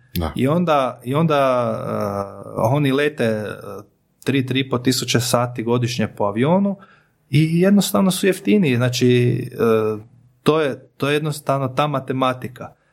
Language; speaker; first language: Croatian; native; Croatian